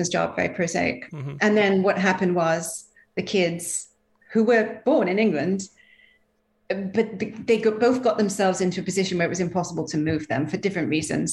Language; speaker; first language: English; native; English